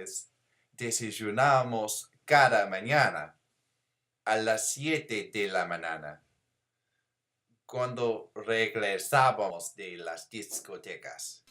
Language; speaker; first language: Spanish; non-native, learner; English